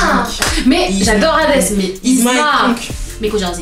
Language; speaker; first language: French; native; French